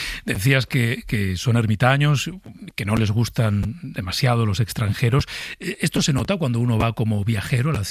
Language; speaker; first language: Spanish; native; Spanish